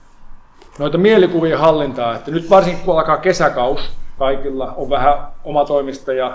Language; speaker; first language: Finnish; native; Finnish